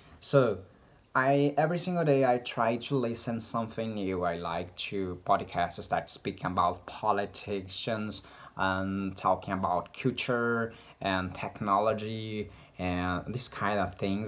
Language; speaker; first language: English; non-native, learner; Portuguese